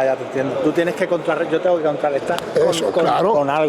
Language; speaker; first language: Spanish; native; Spanish